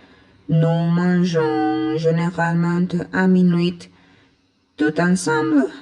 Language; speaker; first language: French; non-native, learner; Spanish